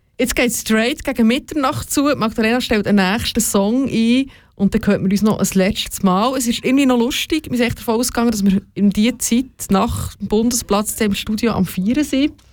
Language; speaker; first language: German; native; German